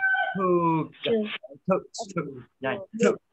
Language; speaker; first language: English; non-native, fluent; Vietnamese